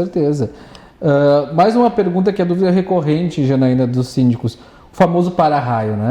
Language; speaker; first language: Portuguese; native; Portuguese